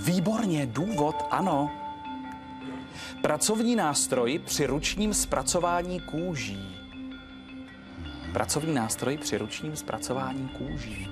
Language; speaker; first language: Czech; native; Czech